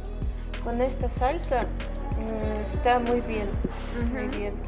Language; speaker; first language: Spanish; non-native, learner; Ukrainian